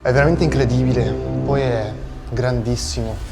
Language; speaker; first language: Italian; native; Italian